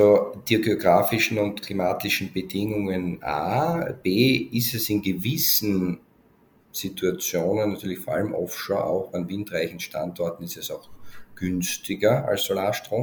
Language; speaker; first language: German; native; German